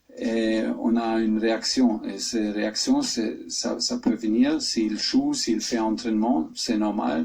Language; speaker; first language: French; non-native, fluent; German